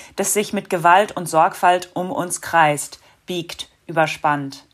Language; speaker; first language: German; non-native, fluent; English